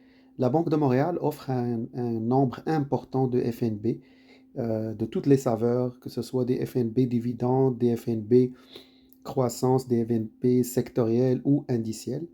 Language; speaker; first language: French; native; French